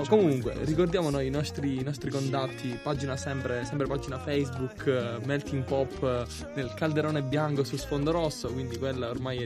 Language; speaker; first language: Italian; native; Italian